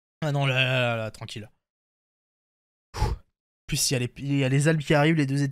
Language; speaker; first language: French; native; French